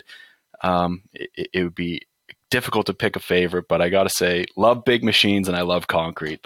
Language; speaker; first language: English; native; English